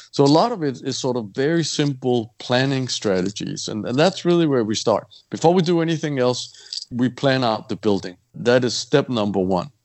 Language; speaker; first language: English; non-native, fluent; Danish